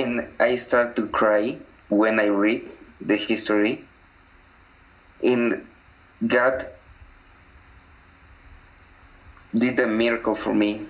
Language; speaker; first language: English; non-native, learner; Spanish